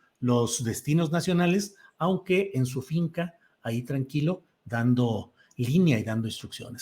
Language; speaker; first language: Spanish; native; Spanish